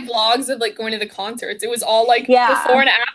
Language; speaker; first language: English; native; English